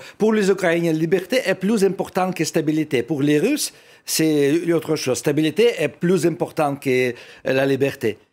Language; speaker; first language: French; non-native, fluent; Russian